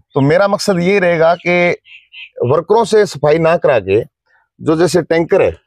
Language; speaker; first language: Hindi; native; Hindi